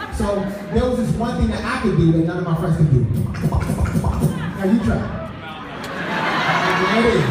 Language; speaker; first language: English; native; English